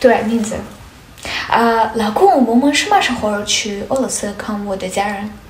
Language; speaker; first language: Chinese; non-native, learner; Russian